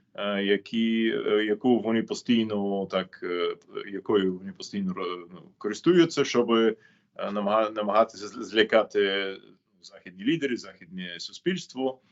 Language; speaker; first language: Ukrainian; non-native, fluent; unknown